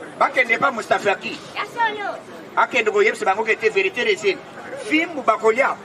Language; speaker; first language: Lingala; native; Lingala